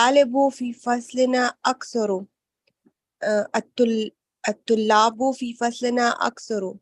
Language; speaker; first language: Arabic; non-native, learner; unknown